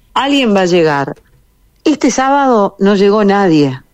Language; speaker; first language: Spanish; native; Spanish